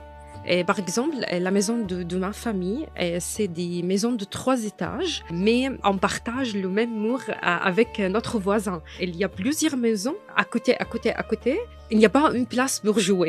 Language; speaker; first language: French; non-native, fluent; Arabic